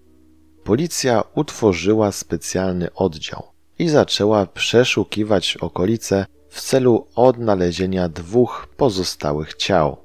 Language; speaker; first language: Polish; native; Polish